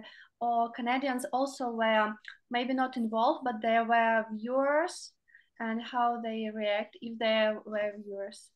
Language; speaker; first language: English; non-native, learner; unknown